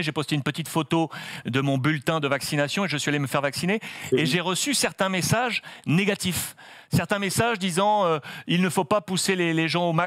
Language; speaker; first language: French; native; French